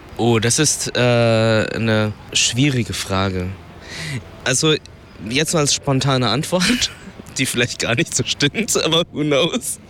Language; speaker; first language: German; early bilingual, other home language; Vietnamese